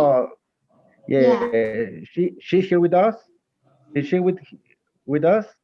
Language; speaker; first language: English; non-native, fluent; Spanish